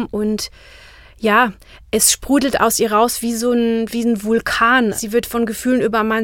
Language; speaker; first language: German; non-native, fluent; Czech